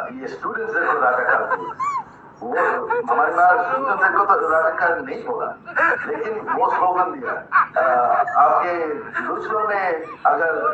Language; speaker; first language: Hindi; non-native, fluent; Bangla